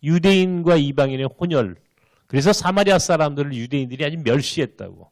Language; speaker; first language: Korean; native; Korean